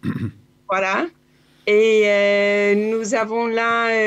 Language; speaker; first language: French; non-native, learner; Hebrew